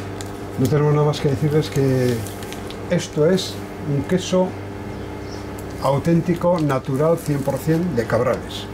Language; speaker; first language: Spanish; native; Spanish